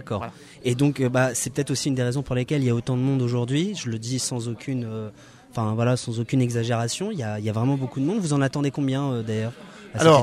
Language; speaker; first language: French; native; French